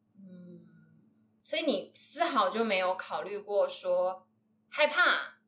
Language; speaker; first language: Chinese; native; Chinese